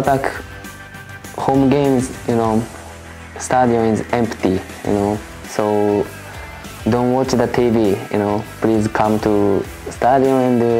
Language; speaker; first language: English; non-native, learner; Japanese